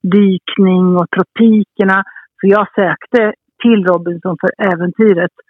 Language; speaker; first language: Swedish; early bilingual, heritage; Swedish